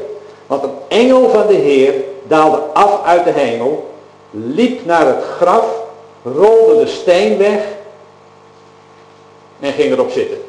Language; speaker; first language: Dutch; native; Dutch